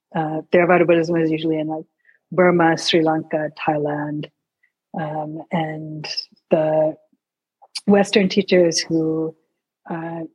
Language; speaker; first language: English; early bilingual, other home language; Sinhala